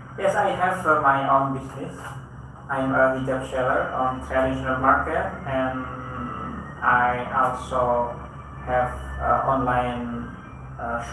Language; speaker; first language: English; non-native, learner; Indonesian